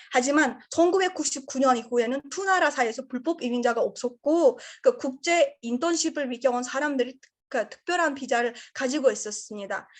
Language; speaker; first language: Korean; non-native, learner; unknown